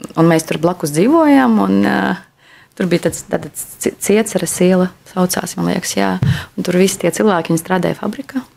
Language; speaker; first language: Latvian; non-native, local second language; Russian